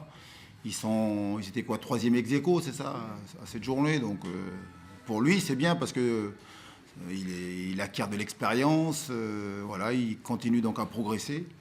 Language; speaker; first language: French; native; French